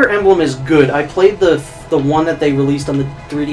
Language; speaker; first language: English; native; English